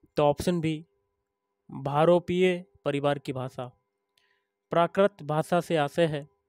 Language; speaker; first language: Hindi; native; Hindi